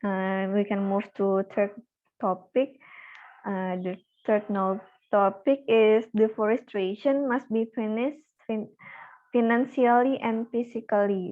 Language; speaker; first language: English; non-native, learner; Indonesian